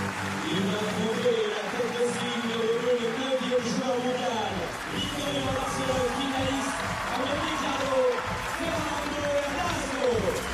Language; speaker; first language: French; native; French